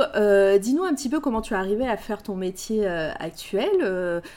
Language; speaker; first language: French; native; French